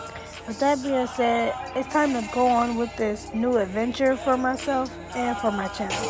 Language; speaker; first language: English; native; English